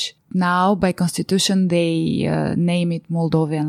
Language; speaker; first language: English; non-native, fluent; Romanian